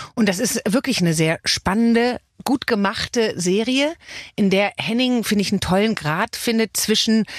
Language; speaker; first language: German; native; German